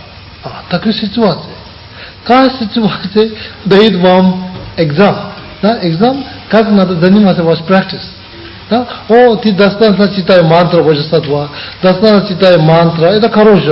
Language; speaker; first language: Russian; non-native, learner; Tibetan